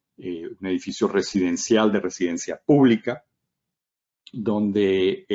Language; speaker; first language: Spanish; native; Spanish